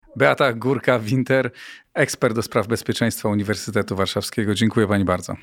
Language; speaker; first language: Polish; native; Polish